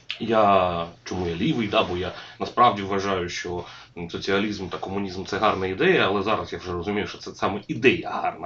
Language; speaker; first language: Ukrainian; non-native, local second language; Russian